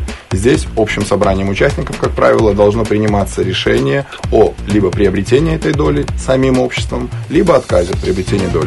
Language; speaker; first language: Russian; native; Russian